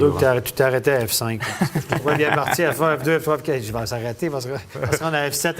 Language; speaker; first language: French; native; French